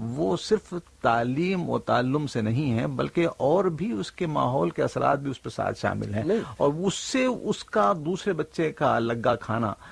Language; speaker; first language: Urdu; native; Urdu